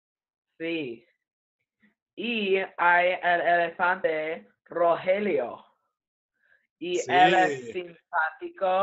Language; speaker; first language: Spanish; non-native, learner; English